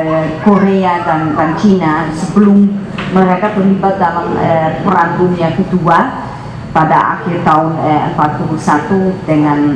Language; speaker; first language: Indonesian; non-native, fluent; Dutch